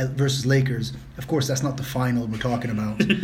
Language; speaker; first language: English; non-native, fluent; Dutch